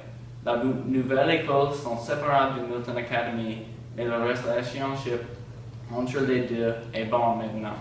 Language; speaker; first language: French; non-native, learner; English